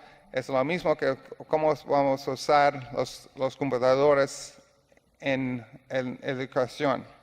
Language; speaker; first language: Spanish; non-native, learner; English